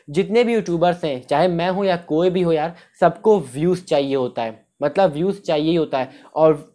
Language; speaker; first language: Hindi; native; Hindi